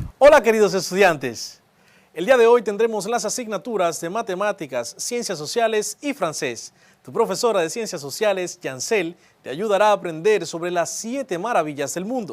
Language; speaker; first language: Spanish; native; Spanish